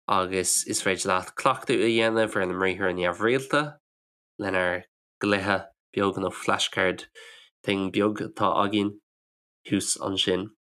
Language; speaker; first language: Irish; non-native, local second language; English